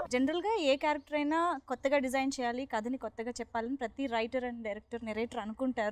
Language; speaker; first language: Telugu; native; Telugu